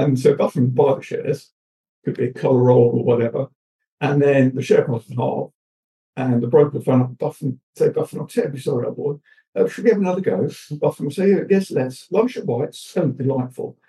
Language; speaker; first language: English; native; English